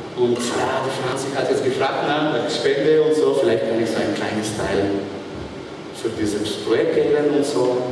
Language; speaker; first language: German; non-native, fluent; Bulgarian